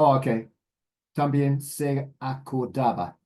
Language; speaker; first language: Spanish; non-native, learner; English